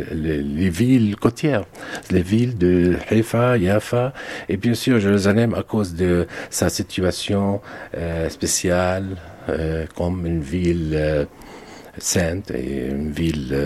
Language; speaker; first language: French; non-native, local second language; Arabic